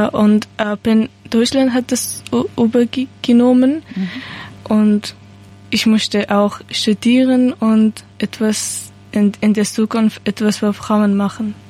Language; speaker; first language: German; non-native, learner; Persian